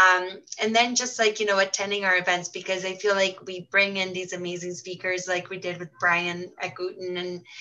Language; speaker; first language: English; early bilingual, heritage; Portuguese